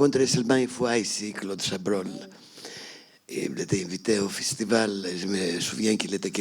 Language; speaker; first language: French; non-native, fluent; Greek